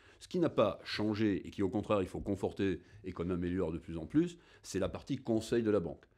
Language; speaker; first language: French; native; French